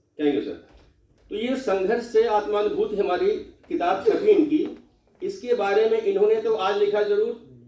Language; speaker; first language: Hindi; non-native, local second language; Bhojpuri